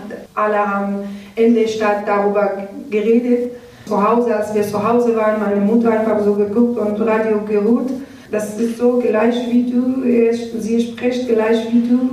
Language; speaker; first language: German; non-native, learner; Persian